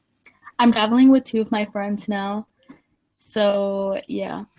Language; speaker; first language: English; non-native, fluent; Spanish